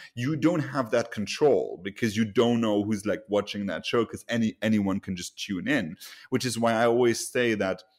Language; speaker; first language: English; non-native, fluent; Luxembourgish